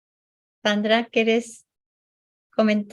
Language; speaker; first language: Spanish; early bilingual, heritage; Spanish